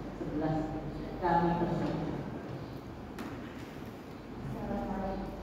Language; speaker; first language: Indonesian; native; Indonesian